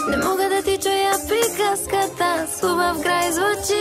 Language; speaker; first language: Bulgarian; non-native, learner; Portuguese